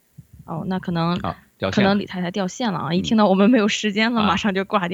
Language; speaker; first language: Chinese; native; Chinese